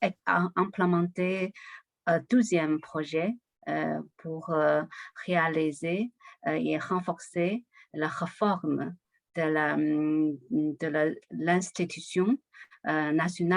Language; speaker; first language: French; non-native, learner; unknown